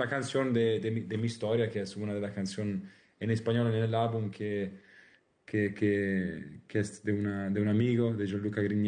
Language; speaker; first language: Spanish; non-native, learner; Italian